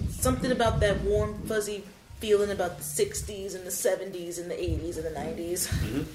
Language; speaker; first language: English; native; English